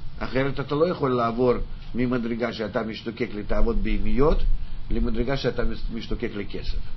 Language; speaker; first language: Hebrew; non-native, fluent; Russian